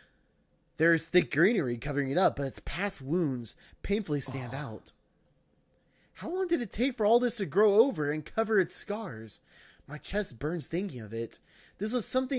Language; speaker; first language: English; native; English